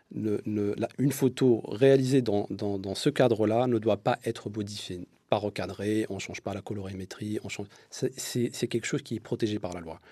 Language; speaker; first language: French; non-native, local second language; Arabic